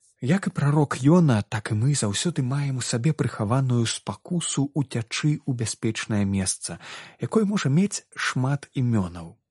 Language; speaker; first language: Belarusian; native; Belarusian